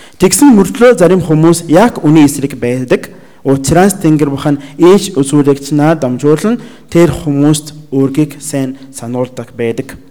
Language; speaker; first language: Mongolian; non-native, learner; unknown